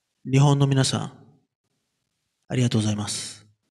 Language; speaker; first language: Japanese; native; Japanese